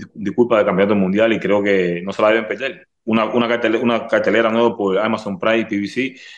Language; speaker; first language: Spanish; native; Spanish